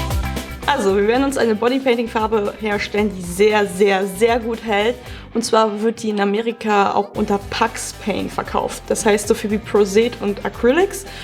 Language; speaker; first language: German; native; German